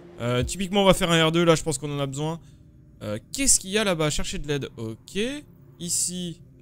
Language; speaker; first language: French; native; French